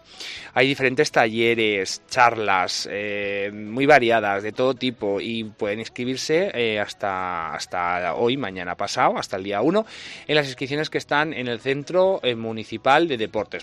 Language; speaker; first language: Spanish; native; Spanish